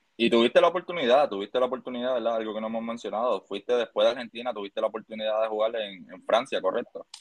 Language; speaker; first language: Spanish; native; Spanish